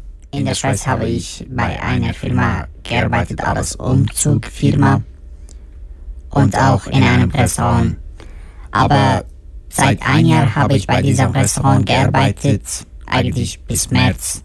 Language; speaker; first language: German; non-native, learner; Kurdish